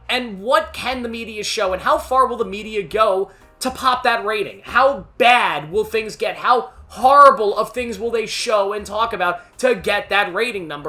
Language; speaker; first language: English; native; English